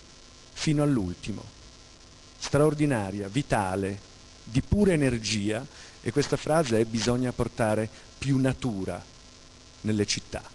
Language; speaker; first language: Italian; native; Italian